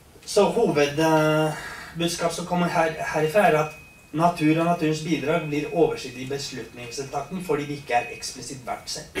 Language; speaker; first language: Norwegian; non-native, fluent; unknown